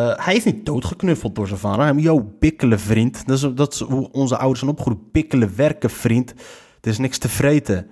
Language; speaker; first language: Dutch; early bilingual, other home language; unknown